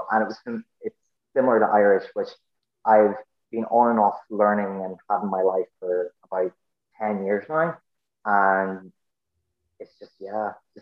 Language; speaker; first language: English; native; English